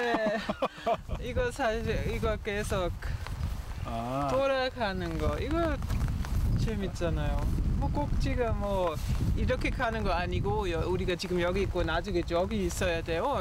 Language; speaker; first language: Korean; non-native, fluent; German